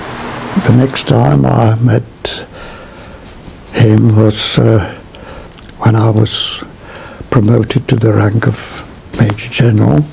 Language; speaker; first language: English; non-native, fluent; Czech